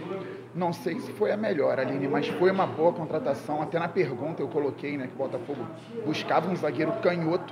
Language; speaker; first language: Portuguese; native; Portuguese